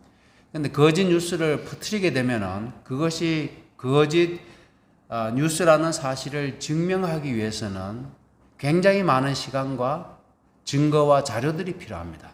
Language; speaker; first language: Korean; native; Korean